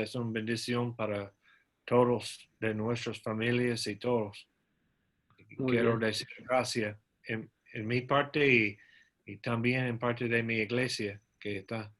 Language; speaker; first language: Spanish; non-native, learner; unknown